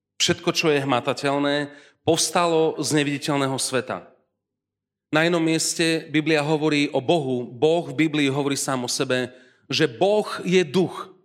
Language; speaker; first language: Slovak; native; Slovak